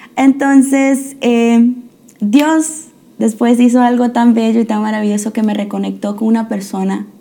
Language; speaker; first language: Spanish; early bilingual, heritage; Spanish